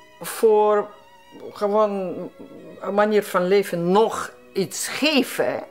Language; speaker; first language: Dutch; non-native, fluent; Russian